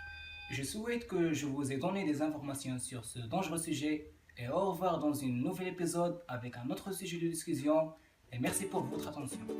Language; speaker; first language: French; non-native, learner; Arabic